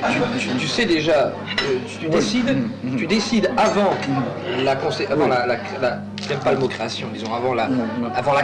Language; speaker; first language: French; native; French